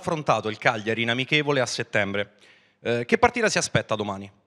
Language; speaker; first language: Italian; native; Italian